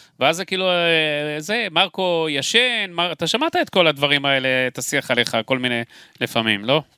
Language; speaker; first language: Hebrew; native; Hebrew